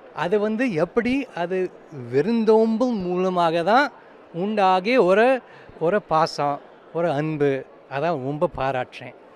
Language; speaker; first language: Tamil; non-native, fluent; English